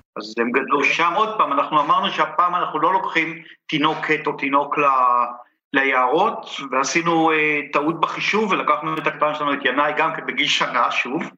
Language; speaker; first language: Hebrew; native; Hebrew